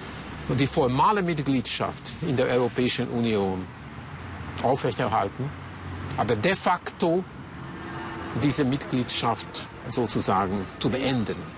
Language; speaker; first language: German; non-native, fluent; Hungarian